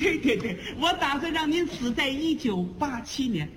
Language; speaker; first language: Chinese; native; Chinese